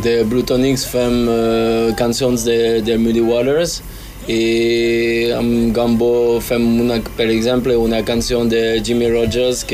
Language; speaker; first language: Catalan; non-native, fluent; English